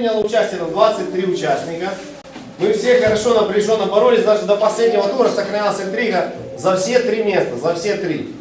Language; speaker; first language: Russian; non-native, local second language; Ukrainian